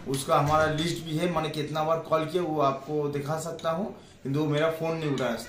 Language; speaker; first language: Hindi; non-native, local second language; Bangla